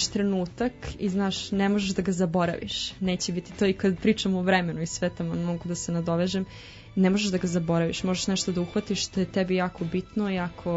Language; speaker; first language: Serbian; native; Serbian